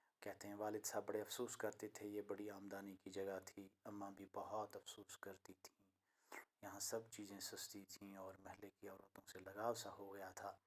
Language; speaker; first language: Urdu; non-native, local second language; Kashmiri